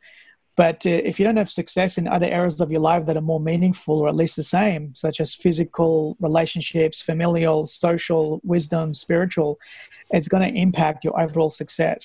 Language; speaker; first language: English; early bilingual, other home language; Persian